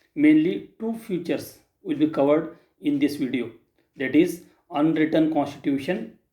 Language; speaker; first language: English; non-native, local second language; Kannada